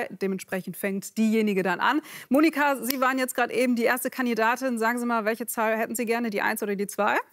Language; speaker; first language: German; native; German